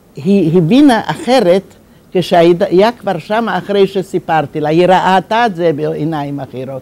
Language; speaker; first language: Hebrew; non-native, fluent; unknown